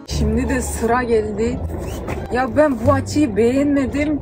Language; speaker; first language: Turkish; non-native, fluent; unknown